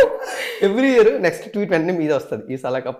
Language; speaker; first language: Telugu; native; Telugu